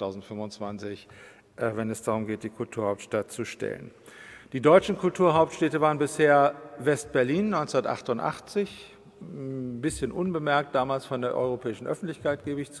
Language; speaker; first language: German; native; German